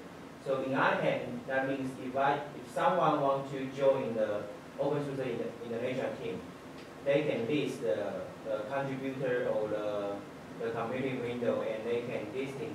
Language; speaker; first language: English; non-native, fluent; Chinese